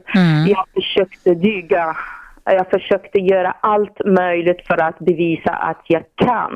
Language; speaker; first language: Swedish; non-native, fluent; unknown